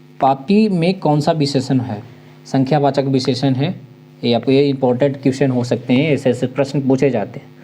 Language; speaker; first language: Hindi; native; Hindi